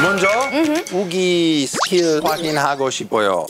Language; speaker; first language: Korean; non-native, learner; Italian